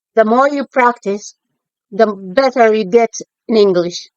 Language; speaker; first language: English; non-native, fluent; Arabic